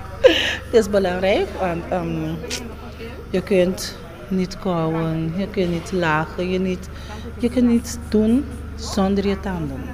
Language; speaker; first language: Dutch; non-native, local second language; Papiamento